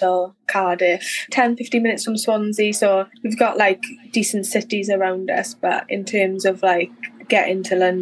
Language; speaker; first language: English; native; English